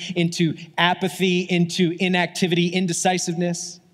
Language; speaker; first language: English; native; English